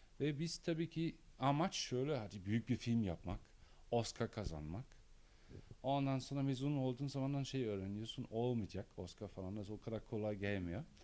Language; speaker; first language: Turkish; non-native, learner; German